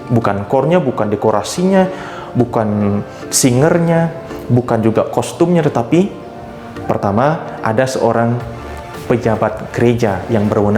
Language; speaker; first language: Indonesian; native; Indonesian